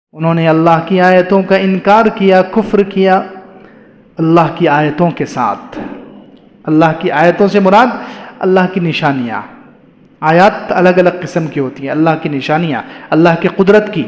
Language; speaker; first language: Urdu; native; Urdu